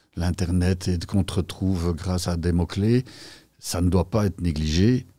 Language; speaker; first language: French; native; French